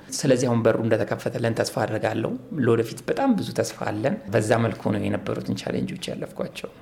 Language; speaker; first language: Amharic; native; Amharic